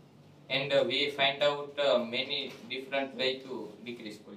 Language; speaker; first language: English; non-native, learner; Gujarati